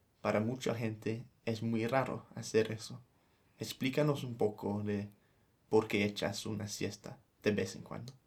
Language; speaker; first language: Spanish; non-native, fluent; English